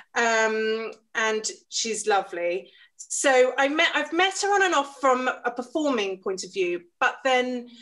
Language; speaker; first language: English; native; English